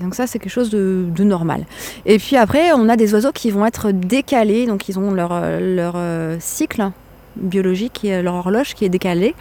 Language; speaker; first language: French; native; French